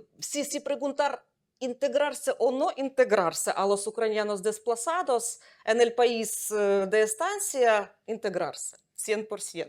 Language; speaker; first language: Spanish; non-native, fluent; Ukrainian